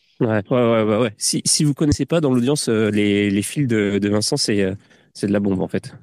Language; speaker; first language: French; native; French